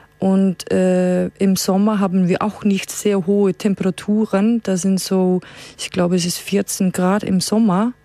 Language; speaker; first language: German; non-native, fluent; Icelandic